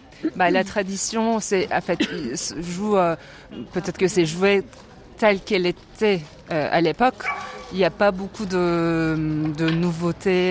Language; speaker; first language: French; non-native, fluent; Turkish